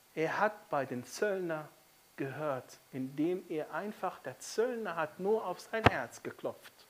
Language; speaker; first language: German; non-native, fluent; Arabic